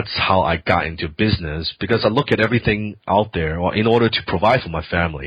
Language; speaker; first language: English; non-native, local second language; Cantonese